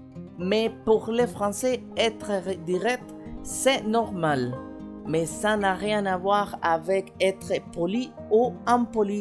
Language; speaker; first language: French; non-native, fluent; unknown